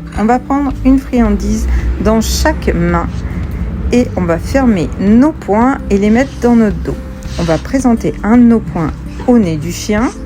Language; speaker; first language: French; native; French